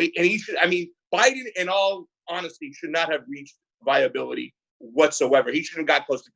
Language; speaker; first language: English; native; English